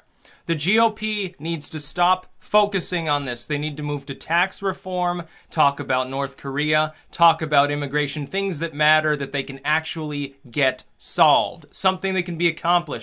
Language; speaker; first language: English; native; English